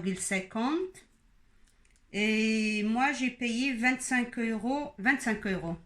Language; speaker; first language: French; non-native, local second language; Arabic